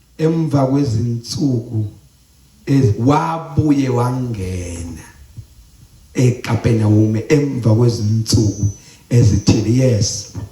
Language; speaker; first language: Zulu; non-native, local second language; Swati